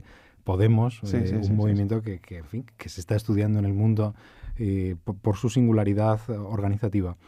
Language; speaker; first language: Spanish; native; Spanish